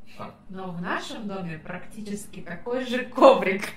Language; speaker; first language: Russian; native; Russian